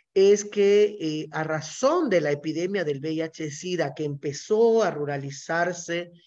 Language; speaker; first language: Spanish; non-native, local second language; Zapotec